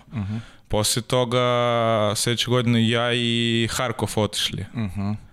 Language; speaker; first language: Serbian; non-native, learner; Russian